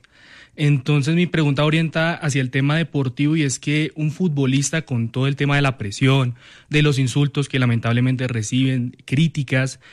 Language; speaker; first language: Spanish; native; Spanish